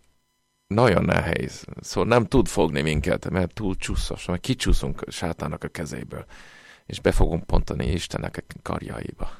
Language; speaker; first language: Hungarian; non-native, fluent; English